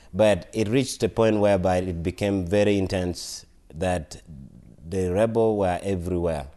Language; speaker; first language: English; non-native, local second language; Acoli